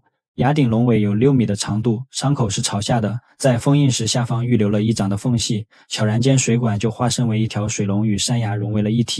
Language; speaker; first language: Chinese; native; Chinese